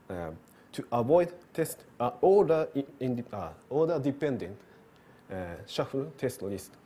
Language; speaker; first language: English; non-native, learner; Japanese